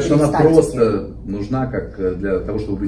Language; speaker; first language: Russian; native; Russian